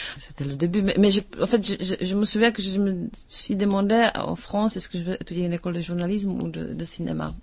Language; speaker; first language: French; non-native, fluent; Czech